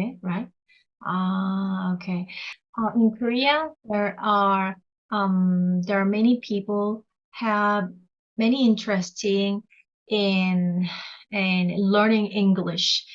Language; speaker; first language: English; non-native, learner; Korean